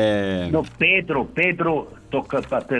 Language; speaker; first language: Portuguese; non-native, learner; German